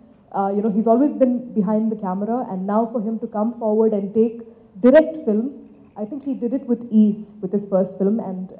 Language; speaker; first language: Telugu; non-native, local second language; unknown